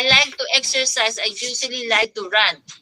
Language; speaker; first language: English; non-native, local second language; Filipino